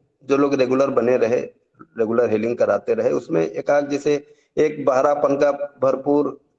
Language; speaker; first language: Hindi; native; Hindi